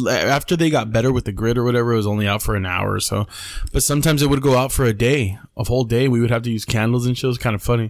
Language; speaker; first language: English; early bilingual, other home language; Spanish